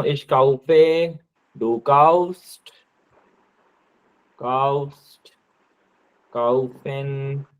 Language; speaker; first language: German; non-native, fluent; Hindi